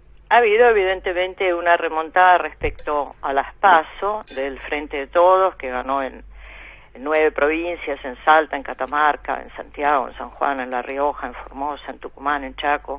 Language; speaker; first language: Spanish; native; Spanish